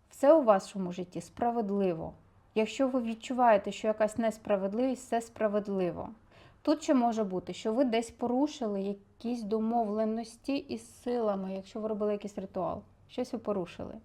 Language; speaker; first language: Ukrainian; non-native, local second language; Russian